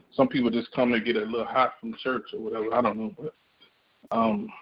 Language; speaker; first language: English; native; English